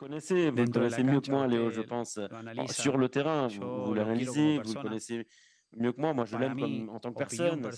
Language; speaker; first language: French; native; French